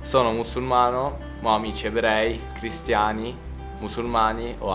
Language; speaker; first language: Italian; early bilingual, other home language; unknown